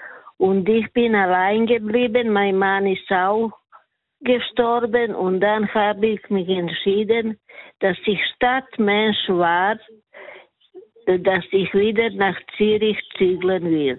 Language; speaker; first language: German; non-native, learner; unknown